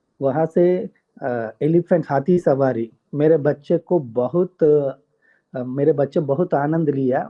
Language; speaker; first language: Hindi; non-native, local second language; Telugu